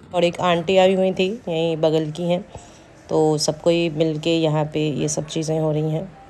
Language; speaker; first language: Hindi; native; Hindi